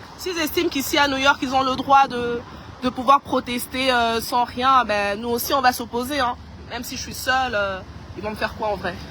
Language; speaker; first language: French; non-native, local second language; Lingala